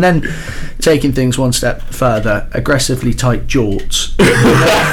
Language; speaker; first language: English; native; English